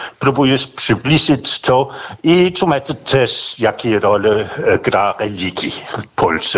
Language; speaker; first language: Polish; non-native, fluent; Danish